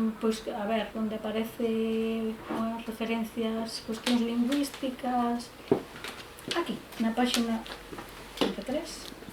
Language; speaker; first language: Galician; native; Galician